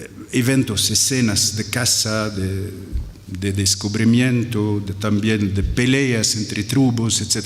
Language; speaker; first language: Spanish; non-native, fluent; Arabic